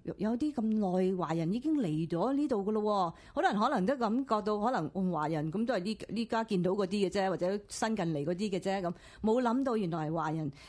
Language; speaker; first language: Cantonese; native; Cantonese